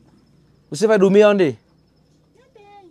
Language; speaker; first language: Portuguese; non-native, learner; Vietnamese